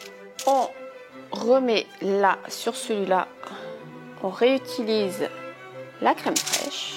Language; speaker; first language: French; native; French